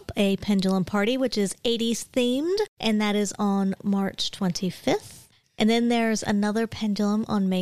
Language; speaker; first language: English; native; English